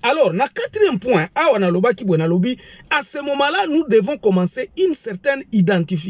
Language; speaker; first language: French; non-native, local second language; Lingala